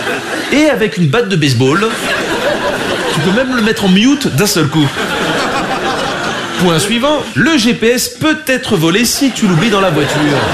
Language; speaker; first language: French; native; French